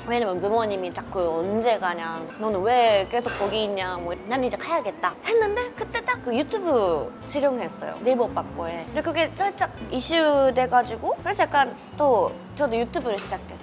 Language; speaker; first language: Korean; non-native, fluent; Japanese